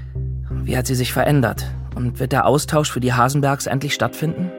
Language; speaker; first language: German; native; German